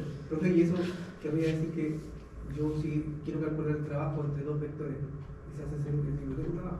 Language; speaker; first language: Spanish; native; Spanish